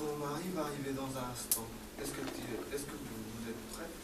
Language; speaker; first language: French; non-native, learner; Spanish